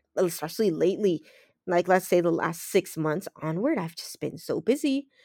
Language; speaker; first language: English; native; English